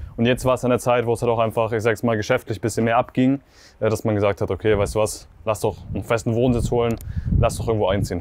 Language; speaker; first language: German; native; German